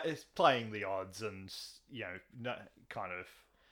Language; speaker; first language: English; native; English